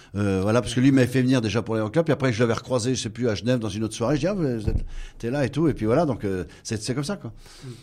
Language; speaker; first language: French; native; French